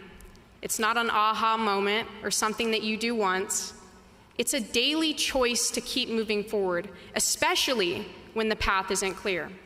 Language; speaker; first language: English; native; English